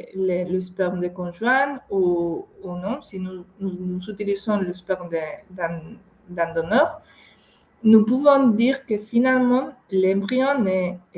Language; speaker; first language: French; non-native, fluent; Spanish